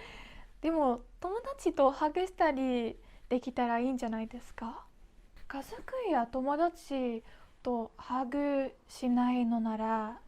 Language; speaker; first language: Japanese; non-native, fluent; Dutch